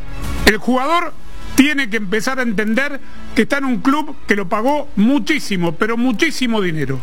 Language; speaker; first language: Spanish; native; Spanish